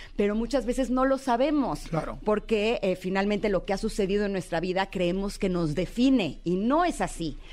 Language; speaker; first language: Spanish; native; Spanish